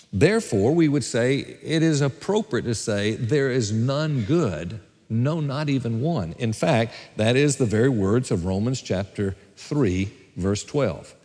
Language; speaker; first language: English; native; English